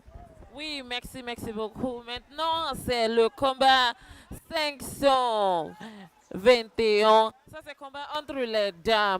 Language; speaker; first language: French; non-native, learner; Yoruba